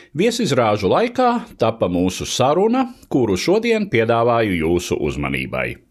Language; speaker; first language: Latvian; native; Latvian